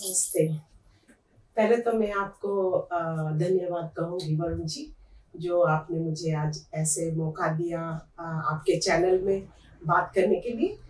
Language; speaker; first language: Hindi; non-native, local second language; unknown